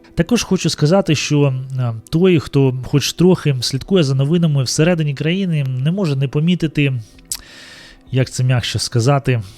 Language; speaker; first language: Ukrainian; non-native, local second language; Russian